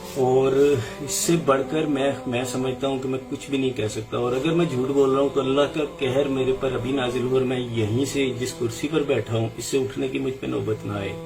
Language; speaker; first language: Urdu; native; Urdu